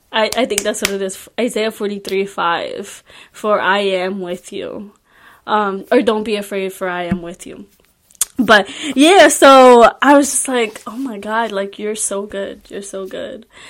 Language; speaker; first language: English; early bilingual, other home language; Spanish